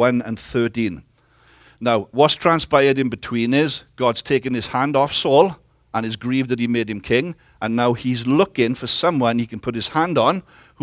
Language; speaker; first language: English; native; English